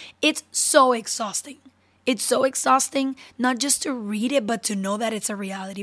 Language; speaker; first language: English; non-native, local second language; Spanish